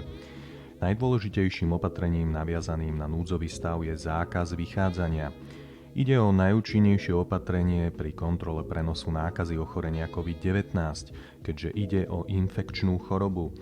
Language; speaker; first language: Slovak; native; Slovak